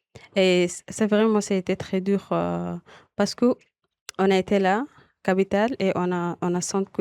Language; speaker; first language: French; non-native, local second language; Arabic